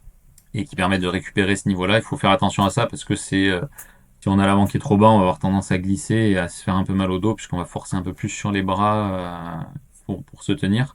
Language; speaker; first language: French; native; French